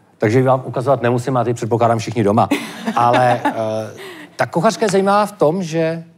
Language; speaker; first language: Czech; native; Czech